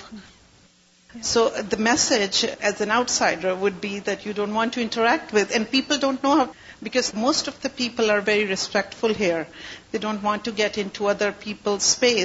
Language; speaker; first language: English; non-native, local second language; Urdu